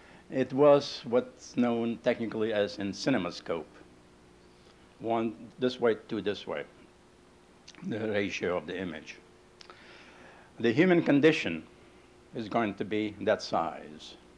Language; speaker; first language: English; non-native, fluent; Lithuanian